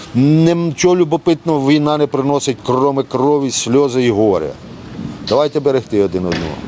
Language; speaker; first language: Ukrainian; native; Ukrainian